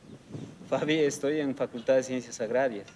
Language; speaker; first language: Spanish; native; Spanish